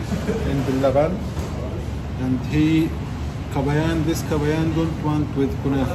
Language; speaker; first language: English; non-native, learner; Arabic